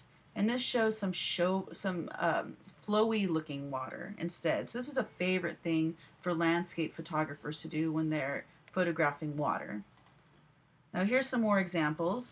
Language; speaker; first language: English; native; English